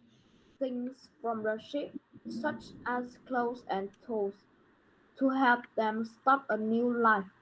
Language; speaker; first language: English; non-native, learner; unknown